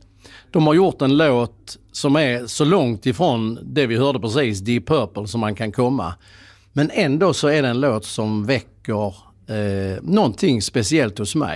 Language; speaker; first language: Swedish; native; Swedish